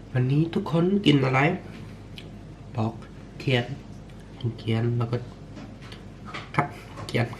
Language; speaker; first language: Thai; early bilingual, heritage; Swedish